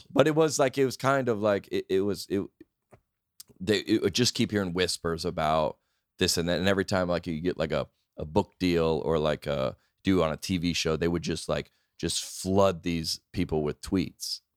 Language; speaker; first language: English; native; English